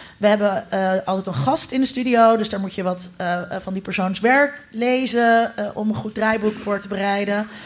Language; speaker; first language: Dutch; native; Dutch